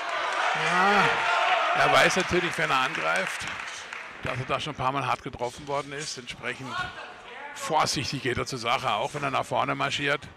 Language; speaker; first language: German; native; German